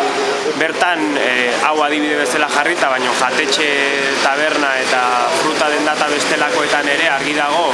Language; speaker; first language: Basque; native; Basque